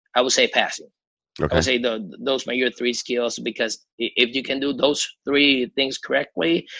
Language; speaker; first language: English; non-native, fluent; Spanish